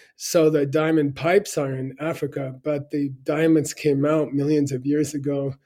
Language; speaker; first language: English; native; English